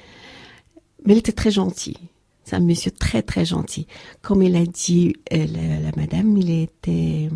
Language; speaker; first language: French; non-native, learner; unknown